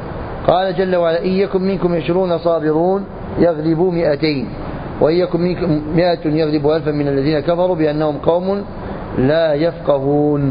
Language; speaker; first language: Arabic; native; Arabic